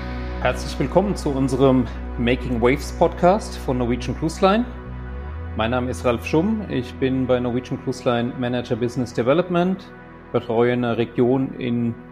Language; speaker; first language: German; native; German